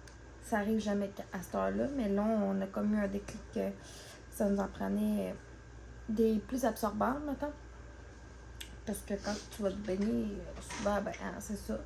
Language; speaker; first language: French; native; French